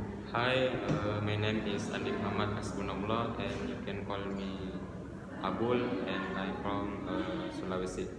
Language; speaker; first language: English; non-native, learner; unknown